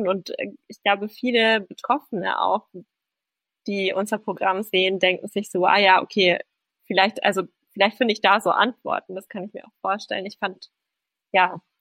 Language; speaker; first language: German; native; German